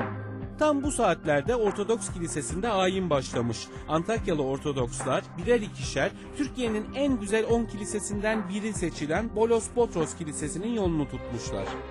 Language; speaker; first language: Turkish; native; Turkish